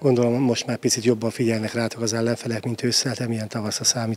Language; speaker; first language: Hungarian; native; Hungarian